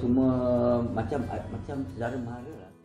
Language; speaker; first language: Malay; non-native, local second language; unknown